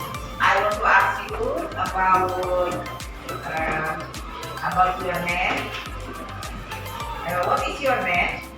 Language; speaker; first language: English; non-native, fluent; Indonesian